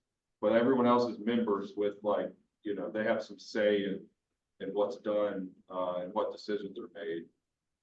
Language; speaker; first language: English; native; English